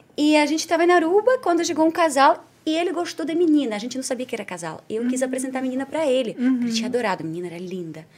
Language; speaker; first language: Portuguese; non-native, fluent; Spanish